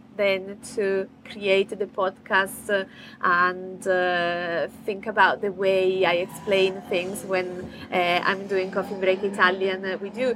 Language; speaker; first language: English; non-native, fluent; Italian